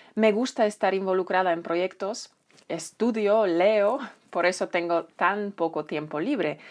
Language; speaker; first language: Spanish; non-native, fluent; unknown